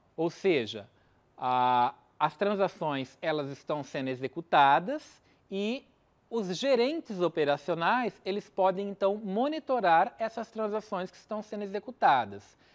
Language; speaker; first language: Portuguese; native; Portuguese